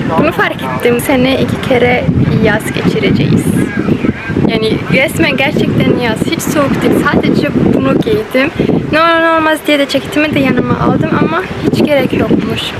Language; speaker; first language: Turkish; early bilingual, heritage; Turkish